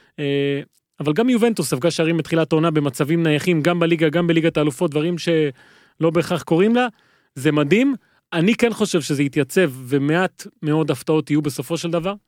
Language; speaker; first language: Hebrew; native; Hebrew